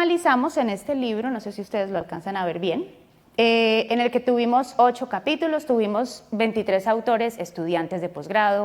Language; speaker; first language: Spanish; native; Spanish